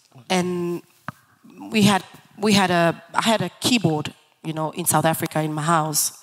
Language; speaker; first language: English; early bilingual, other home language; Lingala